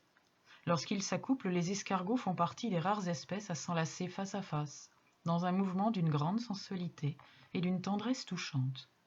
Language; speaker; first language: French; native; French